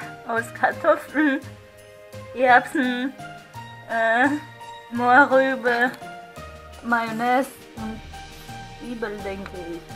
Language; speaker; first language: German; non-native, fluent; Russian